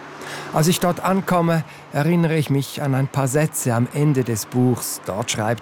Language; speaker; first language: German; native; German